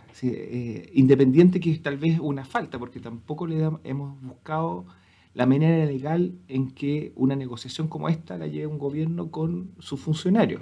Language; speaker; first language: Spanish; native; Spanish